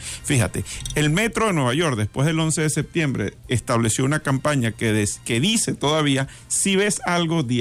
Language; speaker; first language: Spanish; native; Spanish